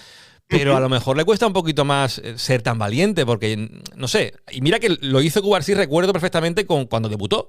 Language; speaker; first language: Spanish; native; Spanish